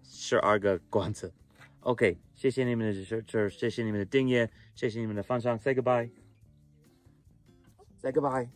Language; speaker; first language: Chinese; non-native, fluent; English